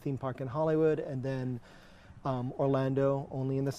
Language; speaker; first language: English; native; English